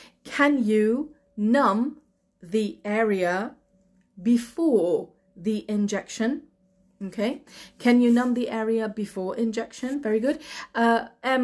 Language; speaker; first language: English; native; English